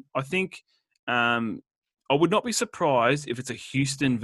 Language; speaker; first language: English; native; English